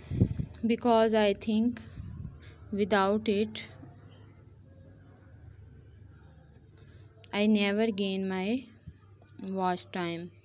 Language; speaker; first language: English; non-native, learner; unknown